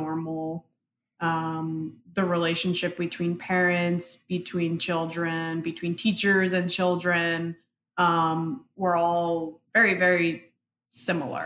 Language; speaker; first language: English; early bilingual, other home language; Spanish